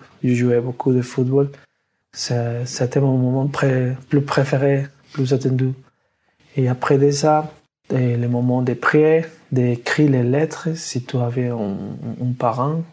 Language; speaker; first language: French; non-native, learner; Spanish